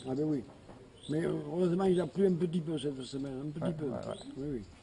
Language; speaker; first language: French; native; French